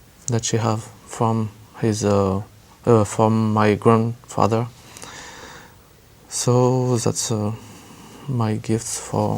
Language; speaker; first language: English; non-native, learner; French